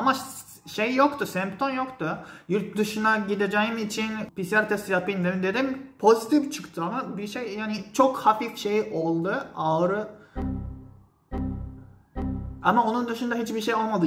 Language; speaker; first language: Turkish; non-native, fluent; Japanese